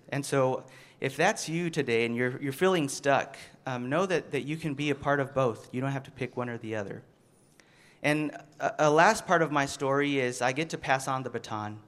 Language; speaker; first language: English; early bilingual, other home language; Spanish